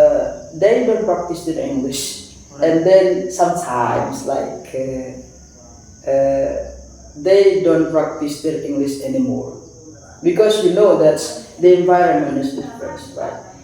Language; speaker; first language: English; non-native, fluent; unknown